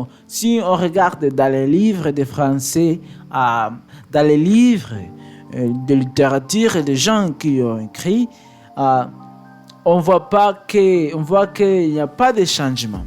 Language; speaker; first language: French; non-native, learner; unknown